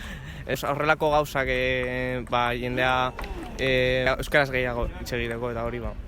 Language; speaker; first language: Basque; non-native, local second language; Spanish